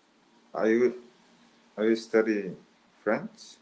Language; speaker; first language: English; non-native, learner; Portuguese